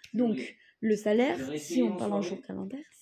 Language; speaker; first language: French; native; French